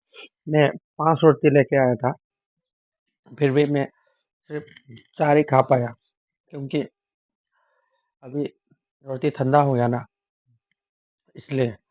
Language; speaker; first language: Hindi; non-native, local second language; Manipuri